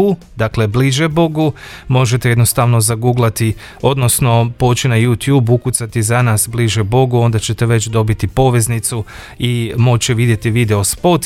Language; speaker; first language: Croatian; native; Croatian